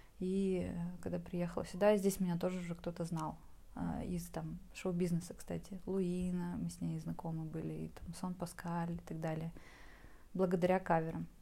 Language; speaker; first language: Russian; native; Russian